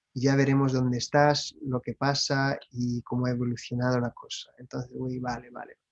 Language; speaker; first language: Spanish; non-native, fluent; French